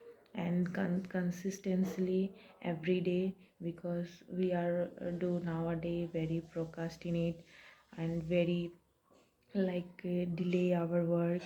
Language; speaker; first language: English; non-native, learner; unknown